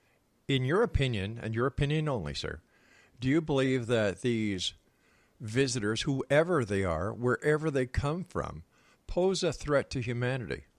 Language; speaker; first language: English; native; English